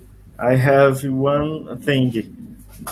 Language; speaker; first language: English; non-native, learner; Portuguese